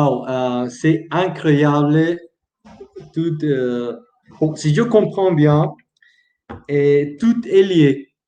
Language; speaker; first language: French; non-native, learner; Spanish